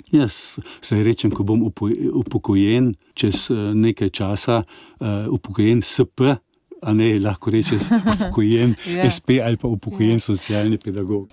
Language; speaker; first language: Slovenian; native; Slovenian